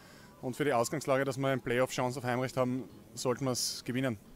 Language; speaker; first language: German; native; German